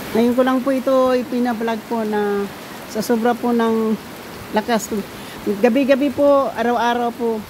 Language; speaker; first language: Filipino; non-native, local second language; Cebuano